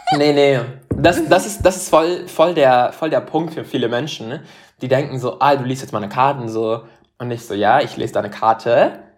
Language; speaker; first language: German; non-native, fluent; Spanish